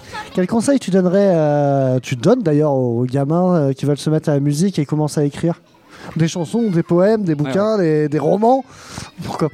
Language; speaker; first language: French; native; French